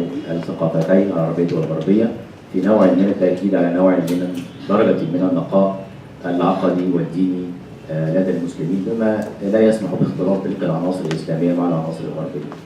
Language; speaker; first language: Arabic; native; Arabic